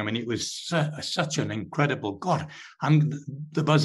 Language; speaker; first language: English; native; English